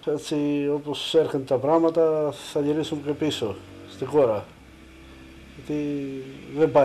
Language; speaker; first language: Greek; non-native, fluent; Albanian